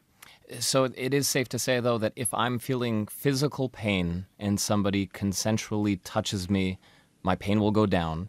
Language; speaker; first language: English; native; English